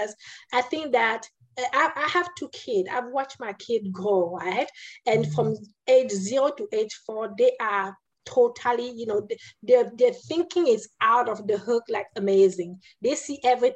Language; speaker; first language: English; non-native, local second language; French